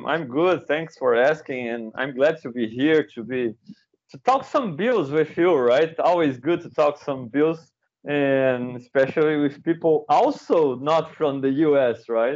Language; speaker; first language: English; non-native, fluent; Portuguese